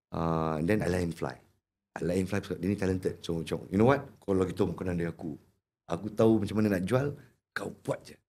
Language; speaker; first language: Malay; native; Malay